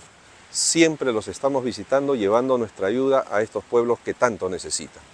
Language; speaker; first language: Spanish; native; Spanish